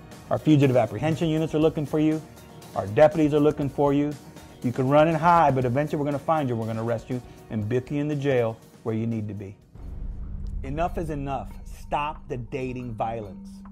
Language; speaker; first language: English; native; English